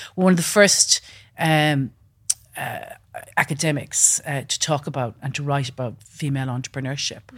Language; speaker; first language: English; native; English